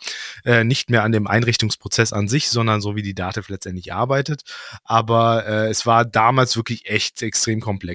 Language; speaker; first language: German; native; German